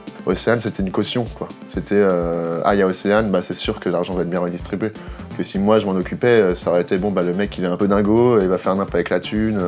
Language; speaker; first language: French; native; French